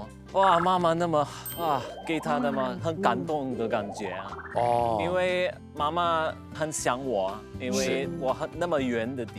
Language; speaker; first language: Chinese; non-native, fluent; German